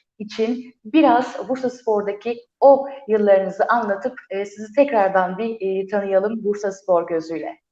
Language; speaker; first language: Turkish; native; Turkish